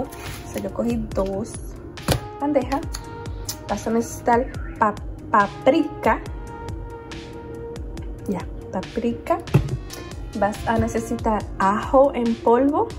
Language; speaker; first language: Spanish; early bilingual, heritage; Spanish